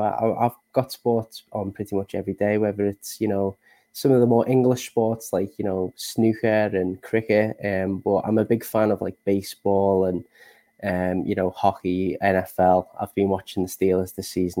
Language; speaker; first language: English; native; English